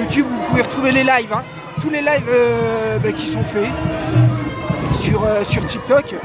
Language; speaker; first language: French; native; French